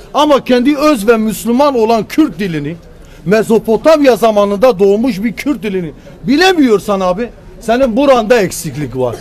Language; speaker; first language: Turkish; non-native, local second language; Kurdish